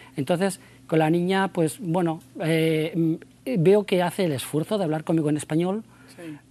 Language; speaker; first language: Spanish; native; Spanish